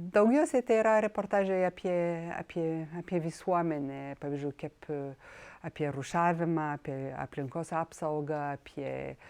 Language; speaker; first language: Lithuanian; non-native, fluent; French